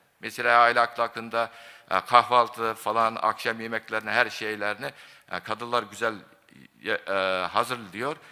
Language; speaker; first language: Turkish; non-native, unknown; Japanese